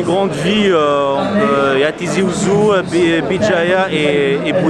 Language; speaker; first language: French; non-native, local second language; Kabyle